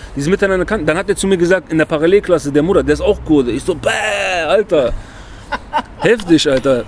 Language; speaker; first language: German; early bilingual, other home language; Kurdish